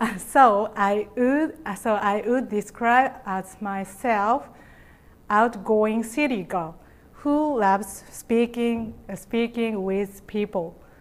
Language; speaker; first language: English; non-native, learner; Japanese